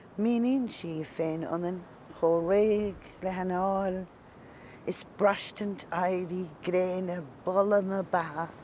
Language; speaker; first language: Irish; native; Irish